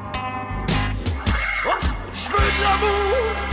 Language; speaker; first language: French; native; French